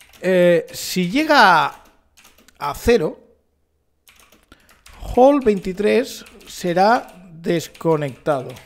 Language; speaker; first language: Spanish; native; Spanish